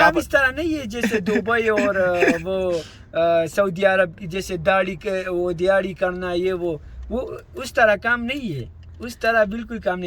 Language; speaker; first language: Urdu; non-native, local second language; Pashto